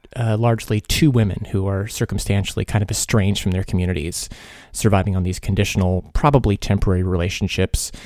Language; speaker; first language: English; early bilingual, other home language; Hungarian